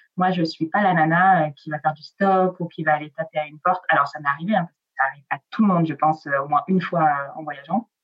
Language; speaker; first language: French; early bilingual, other home language; Italian